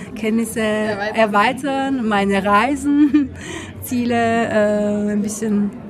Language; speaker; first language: German; non-native, fluent; Italian